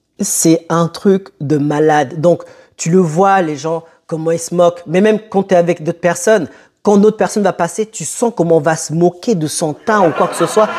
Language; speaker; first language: French; early bilingual, other home language; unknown